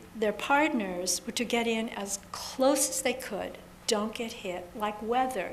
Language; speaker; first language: English; native; English